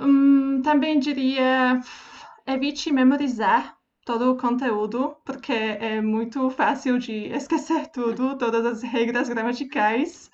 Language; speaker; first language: Portuguese; non-native, fluent; Slovak